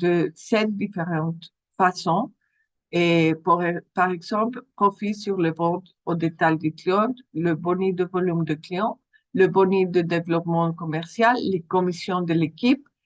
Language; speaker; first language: French; non-native, fluent; Spanish